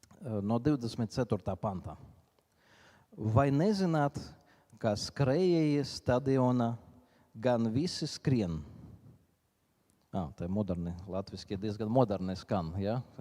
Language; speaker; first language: Latvian; non-native, local second language; Russian